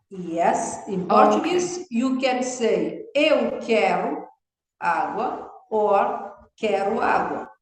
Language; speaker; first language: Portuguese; non-native, local second language; Kabuverdianu